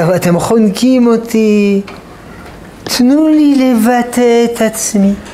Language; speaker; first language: Hebrew; non-native, fluent; French